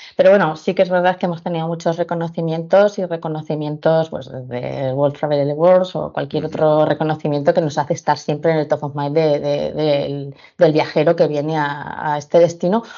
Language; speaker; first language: Spanish; native; Spanish